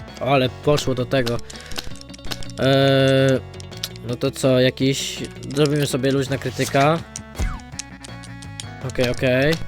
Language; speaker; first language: Polish; native; Polish